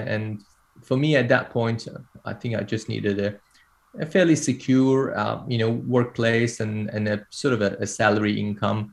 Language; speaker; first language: English; non-native, fluent; Persian